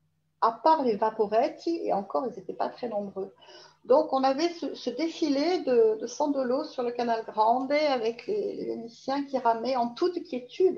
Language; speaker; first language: French; native; French